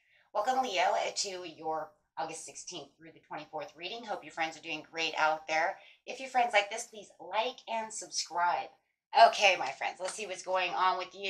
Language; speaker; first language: English; native; English